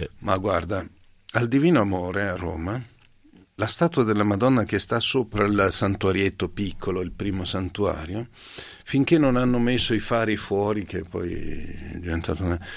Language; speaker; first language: Italian; native; Italian